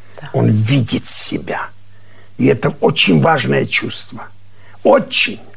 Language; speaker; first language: Russian; non-native, local second language; Armenian